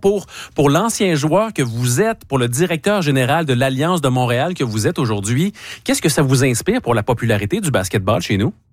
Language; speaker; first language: French; native; French